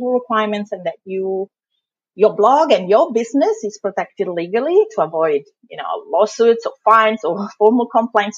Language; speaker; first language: English; non-native, fluent; Italian